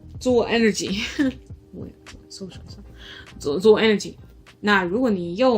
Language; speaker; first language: Chinese; non-native, learner; English